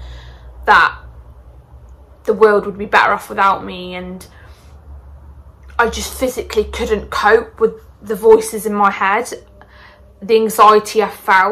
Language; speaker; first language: English; native; English